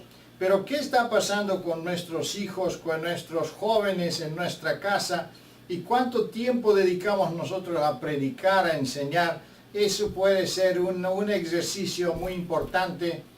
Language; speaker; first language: Spanish; non-native, fluent; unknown